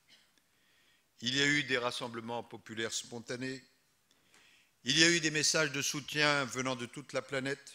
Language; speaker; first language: French; native; French